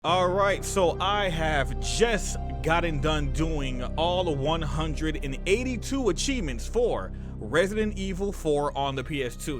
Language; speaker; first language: English; native; English